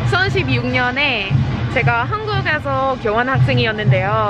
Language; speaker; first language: Korean; non-native, learner; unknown